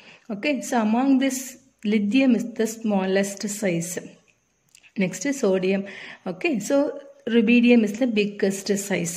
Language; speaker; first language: English; non-native, local second language; Tamil